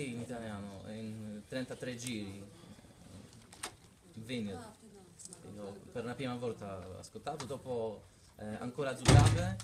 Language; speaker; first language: Italian; non-native, learner; Polish